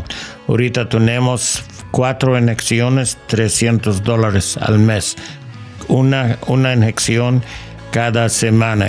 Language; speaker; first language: Spanish; non-native, learner; English